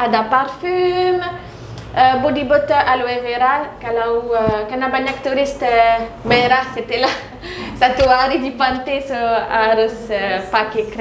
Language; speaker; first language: Indonesian; non-native, learner; French